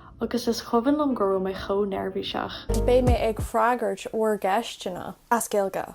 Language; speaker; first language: Irish; non-native, local second language; English